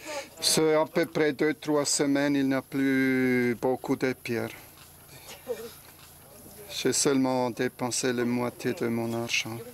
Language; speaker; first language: French; non-native, learner; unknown